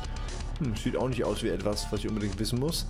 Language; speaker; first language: German; native; German